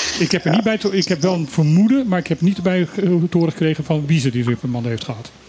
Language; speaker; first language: Dutch; non-native, local second language; Papiamento